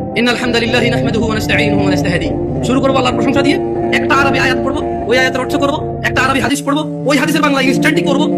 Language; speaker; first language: Bangla; early bilingual, heritage; Bangla